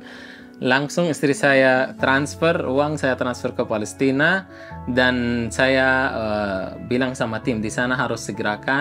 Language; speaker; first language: Indonesian; non-native, fluent; Arabic